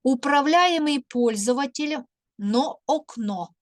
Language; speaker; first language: Russian; non-native, local second language; Ukrainian